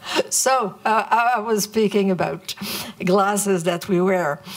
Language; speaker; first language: English; non-native, fluent; French